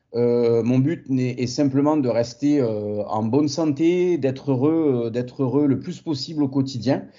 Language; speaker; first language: French; native; French